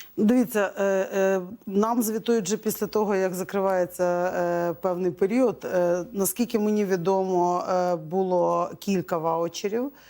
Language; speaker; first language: Ukrainian; native; Ukrainian